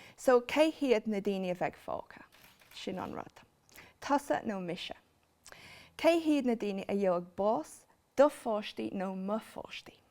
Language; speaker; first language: Irish; non-native, local second language; English